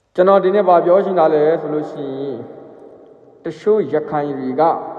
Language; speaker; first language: Burmese; non-native, local second language; Rohingya